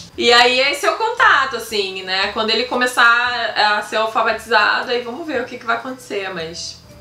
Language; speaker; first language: Portuguese; native; Portuguese